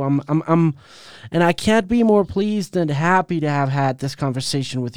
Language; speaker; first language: English; non-native, fluent; Spanish